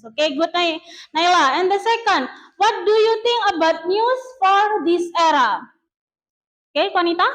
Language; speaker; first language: English; non-native, learner; Indonesian